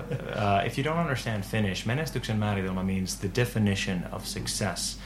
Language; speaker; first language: English; non-native, fluent; Finnish